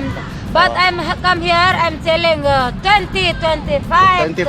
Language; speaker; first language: English; non-native, learner; Sasak